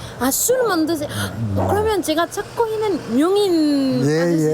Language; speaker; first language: Korean; non-native, fluent; French